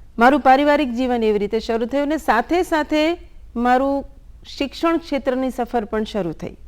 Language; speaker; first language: Gujarati; non-native, local second language; Bangla